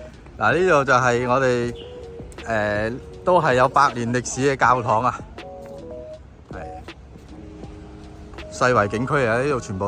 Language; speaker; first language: Chinese; native; Chinese